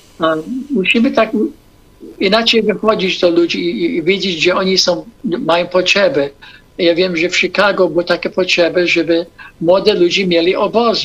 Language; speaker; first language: Polish; non-native, fluent; English